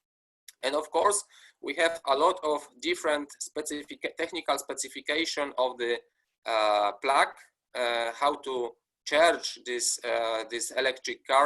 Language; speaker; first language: English; non-native, fluent; Polish